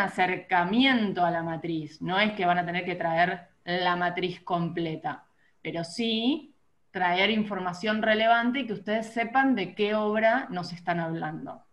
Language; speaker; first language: Spanish; native; Spanish